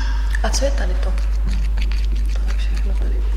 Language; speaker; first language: Czech; non-native, fluent; German